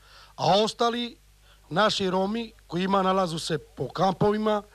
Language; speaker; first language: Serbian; non-native, local second language; Romany